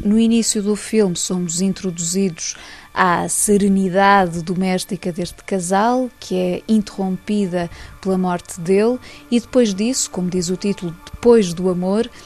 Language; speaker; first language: Portuguese; native; Portuguese